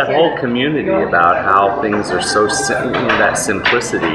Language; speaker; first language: English; native; English